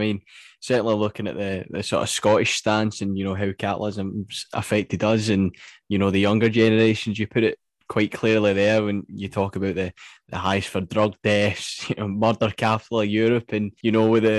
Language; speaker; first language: English; native; English